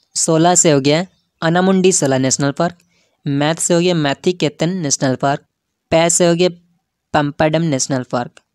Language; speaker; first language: Hindi; non-native, local second language; Odia